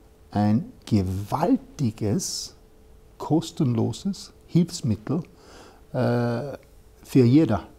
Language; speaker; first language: German; non-native, fluent; English